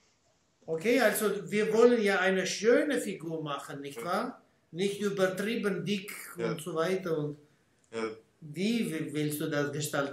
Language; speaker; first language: German; non-native, fluent; Armenian